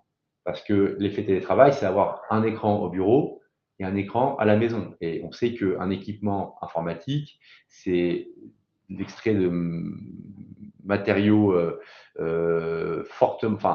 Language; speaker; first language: French; native; French